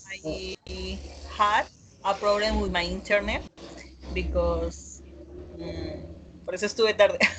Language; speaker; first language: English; non-native, learner; Spanish